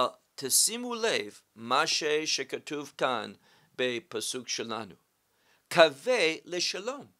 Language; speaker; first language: Hebrew; non-native, fluent; English